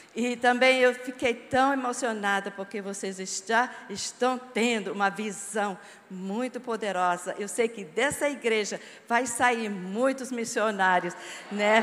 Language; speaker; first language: Portuguese; non-native, fluent; English